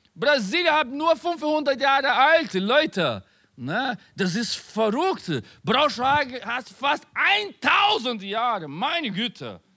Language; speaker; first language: German; non-native, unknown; Spanish